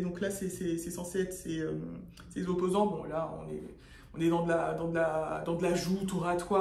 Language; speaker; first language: French; native; French